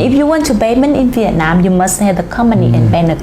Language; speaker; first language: English; non-native, learner; Vietnamese